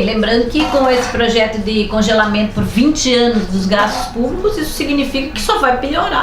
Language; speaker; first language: Portuguese; native; Portuguese